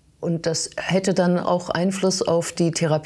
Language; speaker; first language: German; native; German